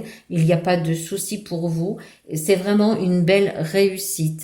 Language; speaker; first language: French; native; French